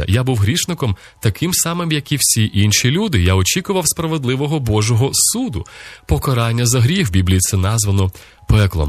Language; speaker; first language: Ukrainian; native; Ukrainian